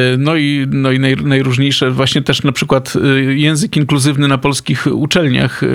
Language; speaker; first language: Polish; native; Polish